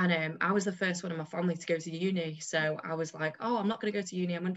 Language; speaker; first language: English; native; English